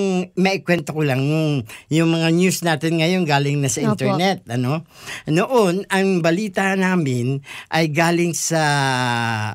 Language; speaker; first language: Filipino; non-native, local second language; Bikol